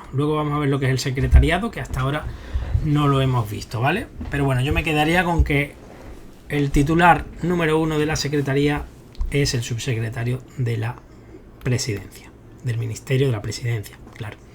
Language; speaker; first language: Spanish; native; Spanish